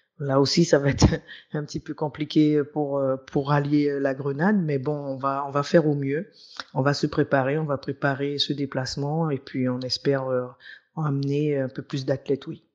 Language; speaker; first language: French; native; French